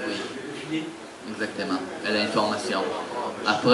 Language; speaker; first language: French; non-native, learner; Hebrew